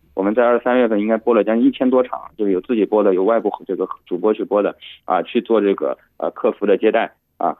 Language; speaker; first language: Chinese; native; Chinese